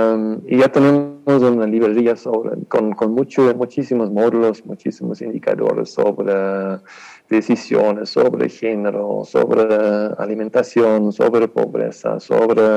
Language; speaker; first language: Spanish; non-native, fluent; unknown